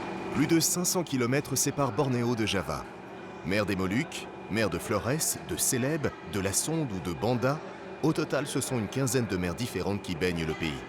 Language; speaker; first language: French; native; French